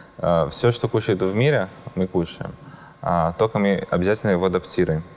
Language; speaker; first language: Russian; non-native, fluent; Portuguese